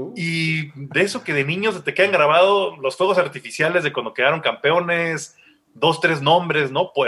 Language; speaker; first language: Spanish; native; Spanish